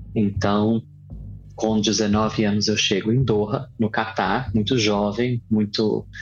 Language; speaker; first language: Portuguese; native; Portuguese